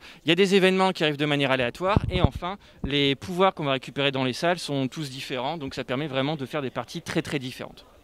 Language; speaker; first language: French; native; French